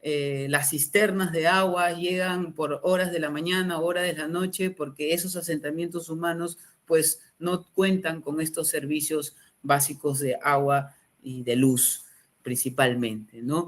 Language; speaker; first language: Spanish; native; Spanish